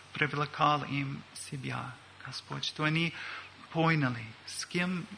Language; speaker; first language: Russian; non-native, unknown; English